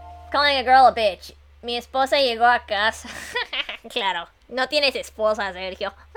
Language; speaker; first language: Spanish; non-native, learner; English